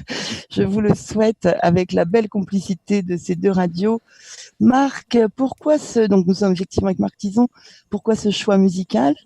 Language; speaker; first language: French; native; French